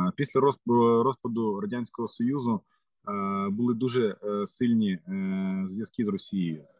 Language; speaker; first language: Ukrainian; non-native, local second language; Russian